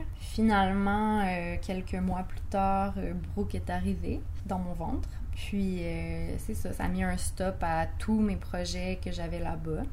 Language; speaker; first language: French; native; French